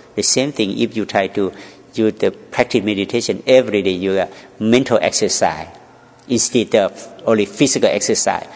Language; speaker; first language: English; non-native, learner; Thai